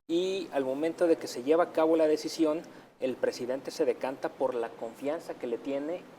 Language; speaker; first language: Spanish; native; Spanish